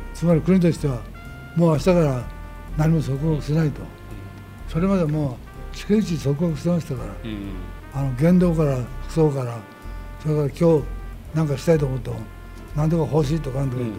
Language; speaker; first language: Japanese; native; Japanese